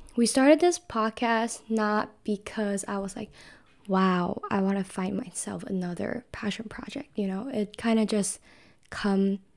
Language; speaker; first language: English; non-native, fluent; Chinese